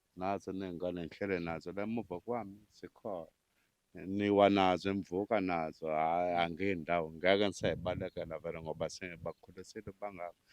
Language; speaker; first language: Zulu; native; Zulu